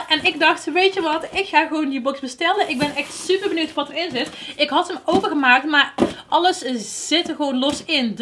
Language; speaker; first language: Dutch; early bilingual, other home language; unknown